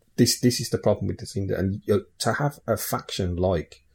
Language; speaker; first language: English; native; English